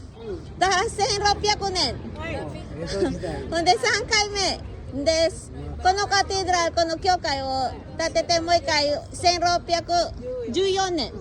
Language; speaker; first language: Japanese; non-native, fluent; Filipino